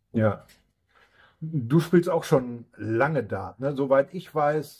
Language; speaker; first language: German; native; German